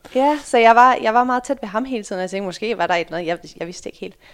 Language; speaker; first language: Danish; early bilingual, other home language; Dutch